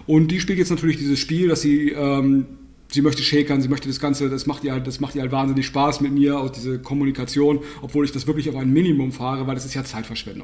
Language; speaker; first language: German; native; German